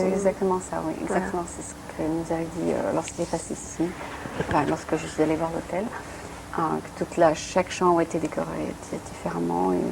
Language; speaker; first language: French; native; French